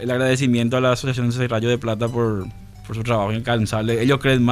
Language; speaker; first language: Spanish; native; Spanish